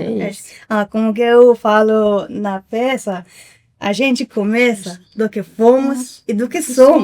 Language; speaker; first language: Portuguese; non-native, fluent; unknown